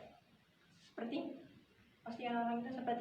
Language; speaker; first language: Indonesian; native; Indonesian